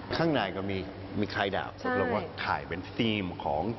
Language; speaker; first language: Thai; non-native, fluent; English